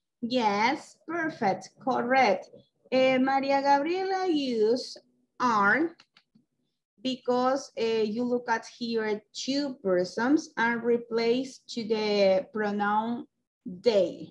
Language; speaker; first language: English; non-native, local second language; Spanish